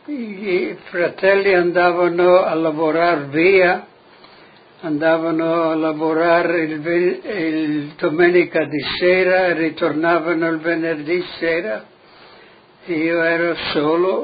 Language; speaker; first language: Italian; non-native, local second language; Friulian